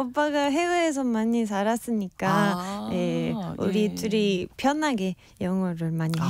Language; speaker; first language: Korean; non-native, fluent; Spanish